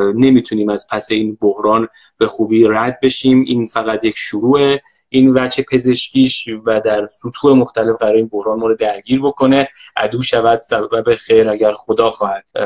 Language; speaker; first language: Persian; native; Persian